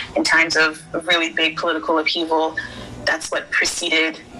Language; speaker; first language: English; early bilingual, other home language; Haitian Creole